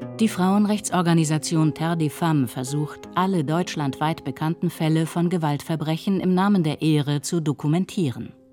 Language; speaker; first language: German; native; German